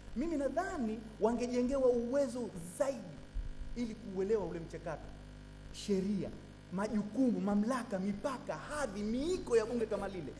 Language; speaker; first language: Swahili; native; Swahili